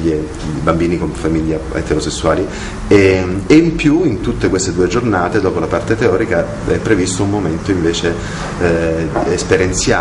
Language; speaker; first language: Italian; native; Italian